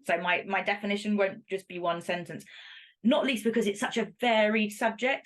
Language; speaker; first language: English; native; English